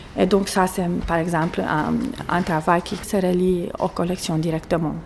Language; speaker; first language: French; non-native, fluent; Portuguese